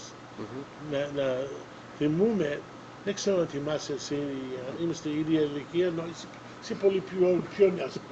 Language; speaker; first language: Greek; early bilingual, other home language; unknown